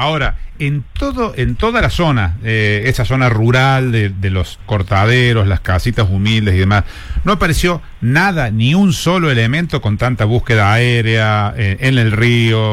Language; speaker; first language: Spanish; native; Spanish